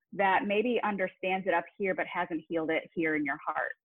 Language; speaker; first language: English; native; English